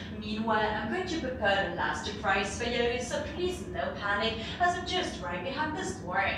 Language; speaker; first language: English; non-native, fluent; German